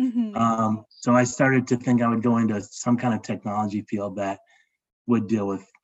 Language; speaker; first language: English; native; English